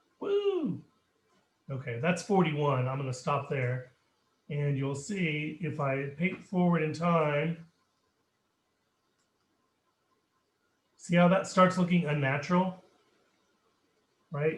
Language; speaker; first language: English; native; English